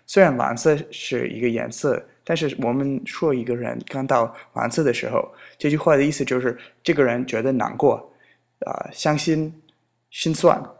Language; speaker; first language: Chinese; non-native, fluent; English